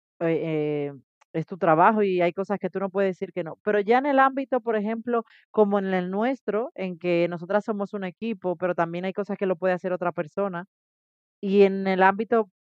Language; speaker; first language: Spanish; native; Spanish